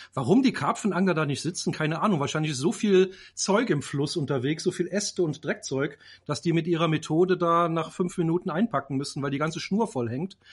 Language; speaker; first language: German; native; German